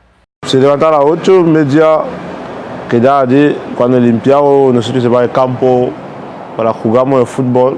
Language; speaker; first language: Spanish; non-native, learner; Arabic